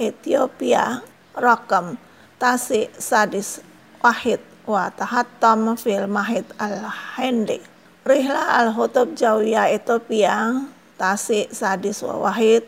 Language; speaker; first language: Arabic; non-native, fluent; Indonesian